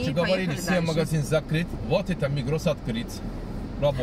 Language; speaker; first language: Russian; non-native, learner; Turkish